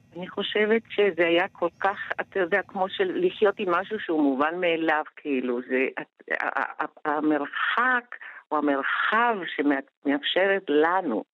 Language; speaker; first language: Hebrew; non-native, fluent; Spanish